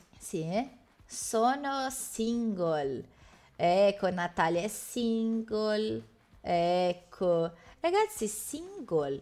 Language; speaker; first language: Italian; non-native, fluent; Portuguese